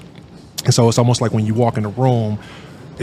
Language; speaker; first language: English; native; English